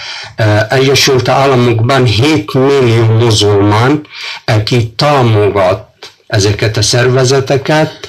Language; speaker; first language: Hungarian; non-native, fluent; Arabic